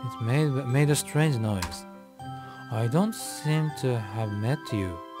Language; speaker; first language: English; non-native, fluent; Japanese